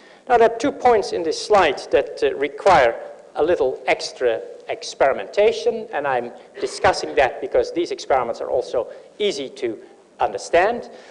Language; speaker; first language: English; non-native, fluent; Dutch